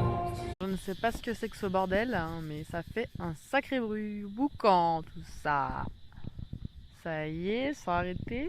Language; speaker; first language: French; native; French